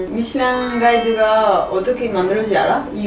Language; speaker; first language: Korean; non-native, learner; French